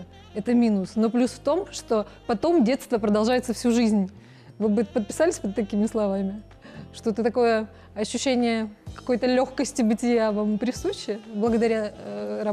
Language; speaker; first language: Russian; native; Russian